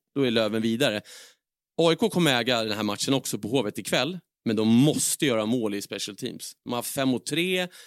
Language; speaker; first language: Swedish; native; Swedish